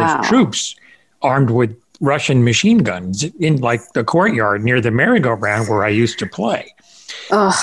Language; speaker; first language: English; early bilingual, other home language; Spanish